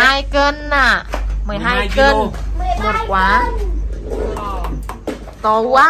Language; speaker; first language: Vietnamese; non-native, fluent; Thai